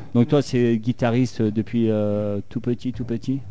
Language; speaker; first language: French; native; French